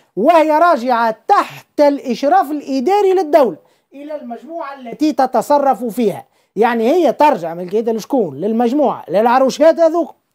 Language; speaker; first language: Arabic; native; Arabic